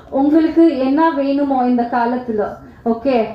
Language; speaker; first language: Tamil; non-native, learner; Kannada